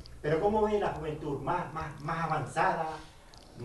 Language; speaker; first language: Spanish; native; Spanish